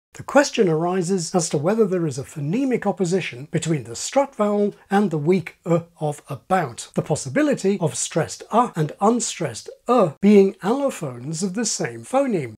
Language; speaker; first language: English; native; English